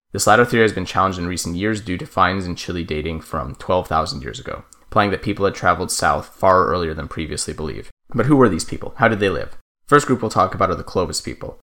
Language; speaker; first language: English; native; English